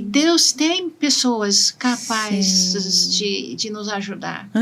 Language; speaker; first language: Portuguese; non-native, fluent; English